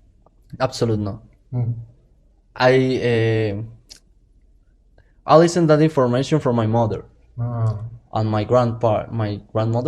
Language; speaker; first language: English; non-native, learner; Spanish